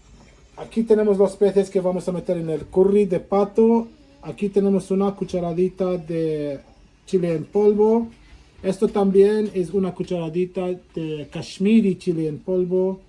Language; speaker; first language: Spanish; non-native, fluent; Sylheti